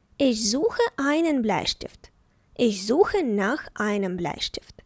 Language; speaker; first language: German; non-native, fluent; Ukrainian